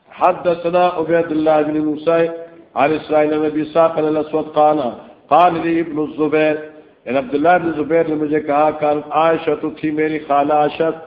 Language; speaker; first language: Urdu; non-native, local second language; Northern Hindko